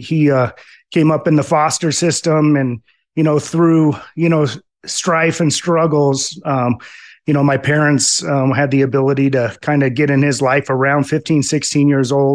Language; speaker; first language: English; native; English